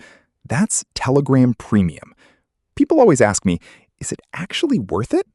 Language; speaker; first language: English; native; English